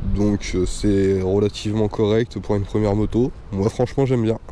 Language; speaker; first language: French; native; French